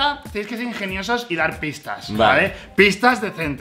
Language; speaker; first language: Spanish; native; Spanish